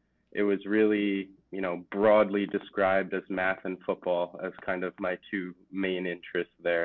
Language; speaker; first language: English; native; English